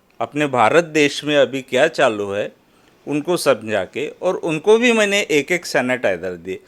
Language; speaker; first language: Hindi; non-native, local second language; Marathi